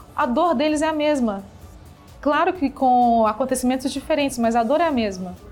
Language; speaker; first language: Portuguese; native; Portuguese